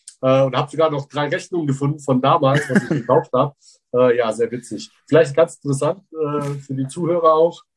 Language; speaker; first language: German; early bilingual, other home language; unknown